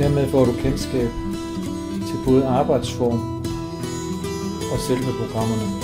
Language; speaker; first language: Danish; native; Danish